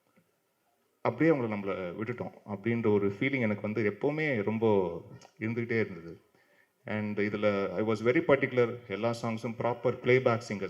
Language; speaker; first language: Tamil; native; Tamil